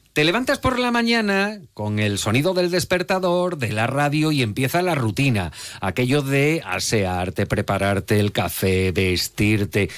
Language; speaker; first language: Spanish; native; Spanish